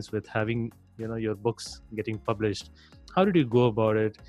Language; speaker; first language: English; non-native, local second language; Hindi